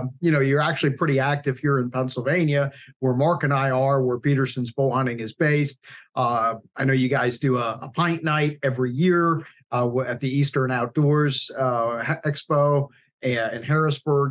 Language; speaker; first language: English; native; English